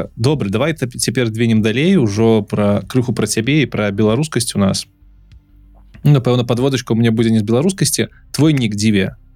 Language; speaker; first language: Belarusian; non-native, local second language; Russian